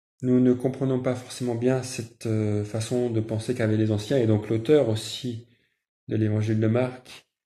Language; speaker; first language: French; native; French